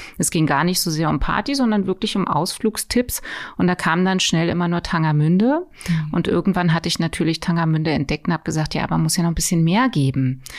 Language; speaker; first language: German; native; German